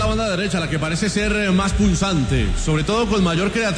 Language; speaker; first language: Spanish; native; Spanish